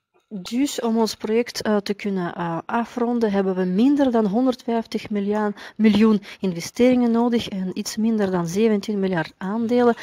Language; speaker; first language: Dutch; non-native, fluent; Russian